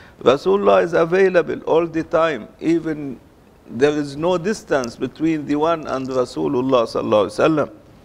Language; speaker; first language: English; non-native, fluent; Arabic